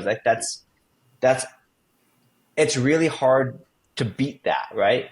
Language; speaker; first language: English; native; English